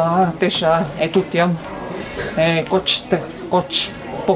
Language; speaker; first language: French; non-native, learner; Bulgarian